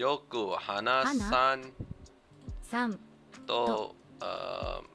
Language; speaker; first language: Japanese; non-native, learner; English